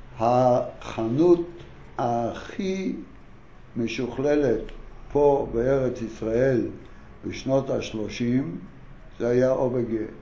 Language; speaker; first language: Hebrew; non-native, fluent; Yiddish